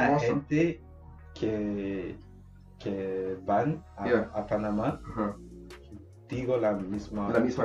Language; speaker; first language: Spanish; non-native, learner; English